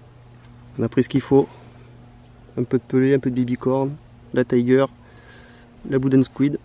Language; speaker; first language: French; native; French